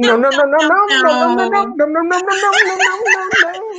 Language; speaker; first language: Spanish; non-native, fluent; English